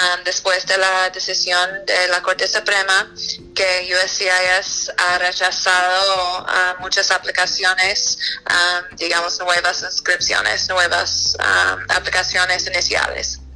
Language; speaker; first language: Spanish; non-native, fluent; English